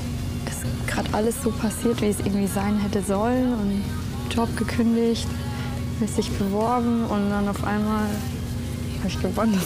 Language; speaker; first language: German; native; German